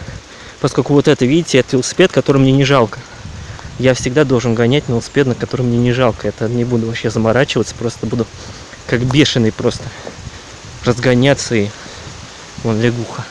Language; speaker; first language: Russian; native; Russian